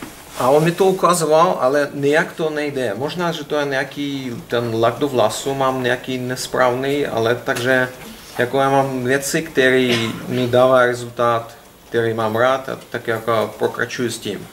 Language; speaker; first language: Czech; non-native, learner; Russian